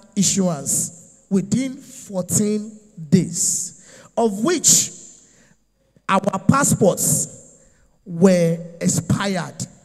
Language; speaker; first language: English; non-native, local second language; Yoruba